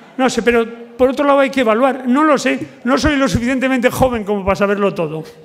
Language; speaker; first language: Spanish; native; Spanish